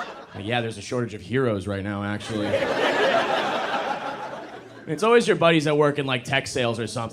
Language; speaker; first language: English; native; English